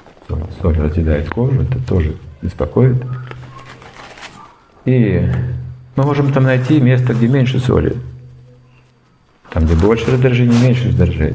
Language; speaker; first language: Russian; native; Russian